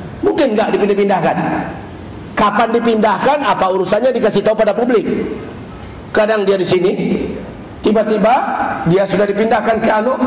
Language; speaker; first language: Indonesian; non-native, local second language; Minangkabau